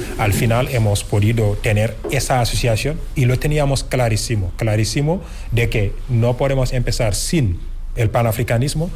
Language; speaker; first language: Spanish; non-native, fluent; Wolof